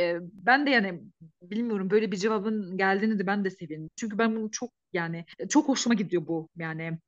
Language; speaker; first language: Turkish; non-native, fluent; Arabic